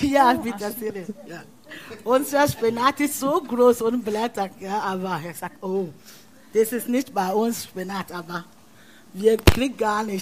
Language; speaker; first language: German; non-native, learner; Akan